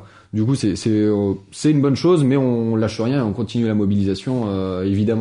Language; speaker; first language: French; native; French